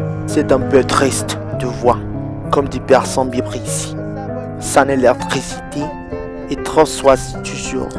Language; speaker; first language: French; non-native, learner; Spanish